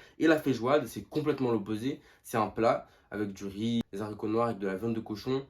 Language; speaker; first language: French; early bilingual, other home language; Portuguese